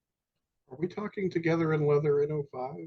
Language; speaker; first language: English; native; English